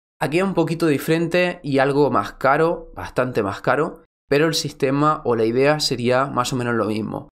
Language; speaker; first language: Spanish; native; Spanish